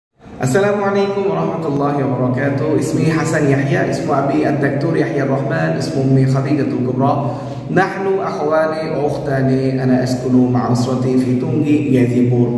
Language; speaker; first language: Arabic; non-native, fluent; Bangla